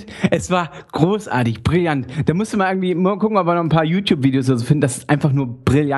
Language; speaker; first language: German; native; German